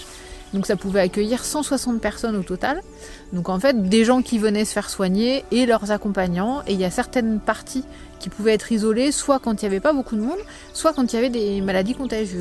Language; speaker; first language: French; native; French